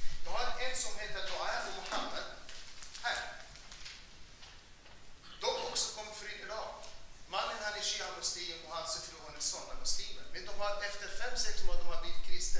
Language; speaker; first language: Swedish; non-native, fluent; Arabic